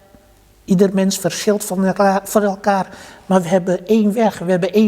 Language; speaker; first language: Dutch; early bilingual, other home language; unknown